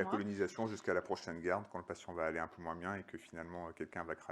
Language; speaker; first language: French; native; French